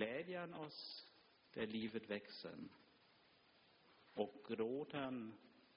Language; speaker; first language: Swedish; non-native, fluent; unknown